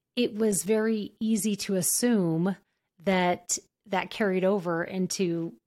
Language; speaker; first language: English; native; English